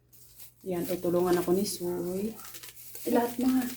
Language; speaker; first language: Filipino; native; Filipino